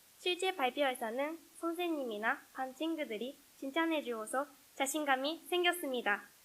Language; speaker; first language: Korean; non-native, learner; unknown